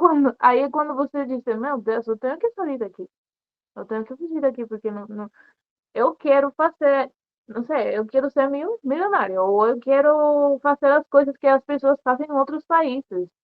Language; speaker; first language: Portuguese; non-native, learner; Spanish